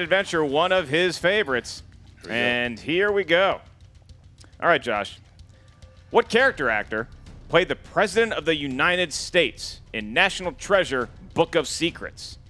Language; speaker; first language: English; native; English